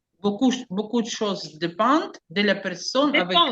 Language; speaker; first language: French; non-native, learner; Ukrainian